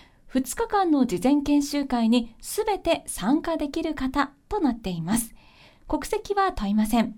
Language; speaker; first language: Japanese; native; Japanese